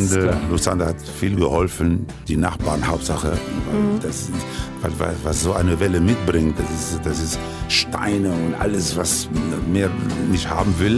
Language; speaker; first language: German; non-native, fluent; Spanish